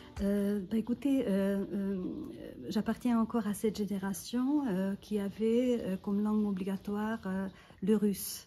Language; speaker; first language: French; non-native, fluent; Hungarian